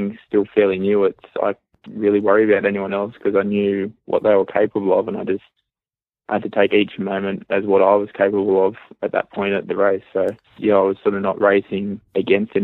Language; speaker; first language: English; native; English